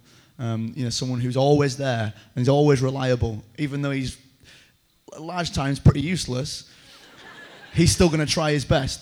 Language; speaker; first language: English; native; English